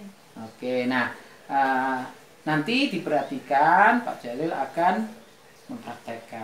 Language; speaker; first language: Indonesian; native; Indonesian